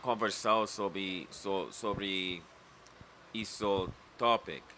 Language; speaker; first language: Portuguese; non-native, learner; English